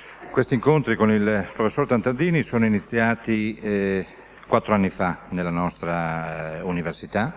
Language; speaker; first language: Italian; native; Italian